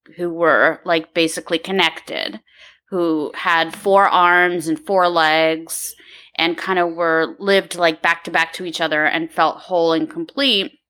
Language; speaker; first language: English; early bilingual, other home language; Ukrainian